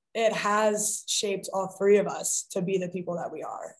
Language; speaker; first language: English; native; English